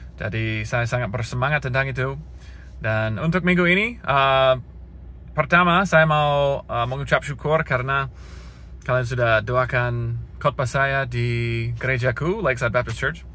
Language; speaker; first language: Indonesian; non-native, fluent; English